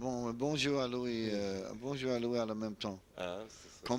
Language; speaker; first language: French; non-native, learner; English